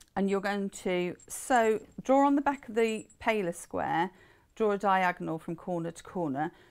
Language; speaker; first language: English; native; English